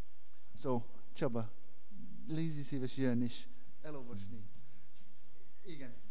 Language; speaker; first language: Hungarian; non-native, learner; English